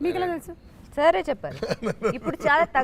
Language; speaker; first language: Telugu; non-native, learner; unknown